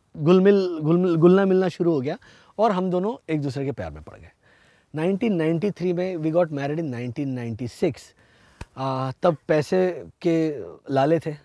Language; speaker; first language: Hindi; non-native, local second language; Marathi